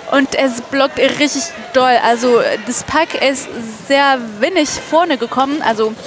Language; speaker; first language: German; non-native, fluent; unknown